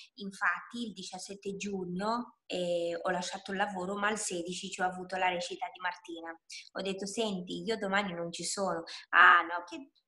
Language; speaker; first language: Italian; non-native, fluent; Romanian